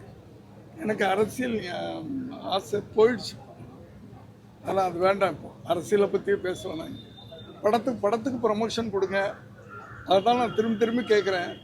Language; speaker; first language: Tamil; native; Tamil